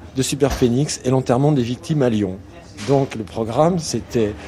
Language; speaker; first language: French; native; French